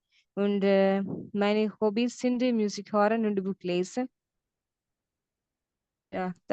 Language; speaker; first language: German; non-native, learner; Malayalam